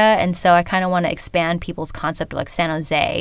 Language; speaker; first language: English; early bilingual, other home language; Khmer